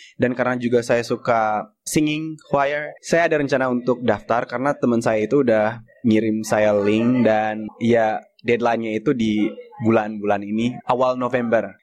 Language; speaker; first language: Indonesian; native; Indonesian